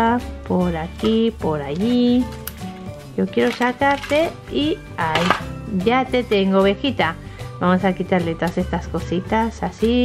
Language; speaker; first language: Spanish; native; Spanish